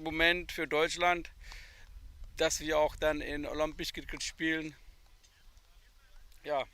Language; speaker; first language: German; non-native, fluent; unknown